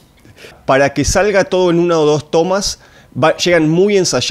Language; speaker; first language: Spanish; native; Spanish